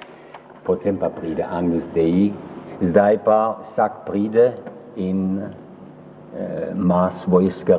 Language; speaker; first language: Slovenian; early bilingual, heritage; French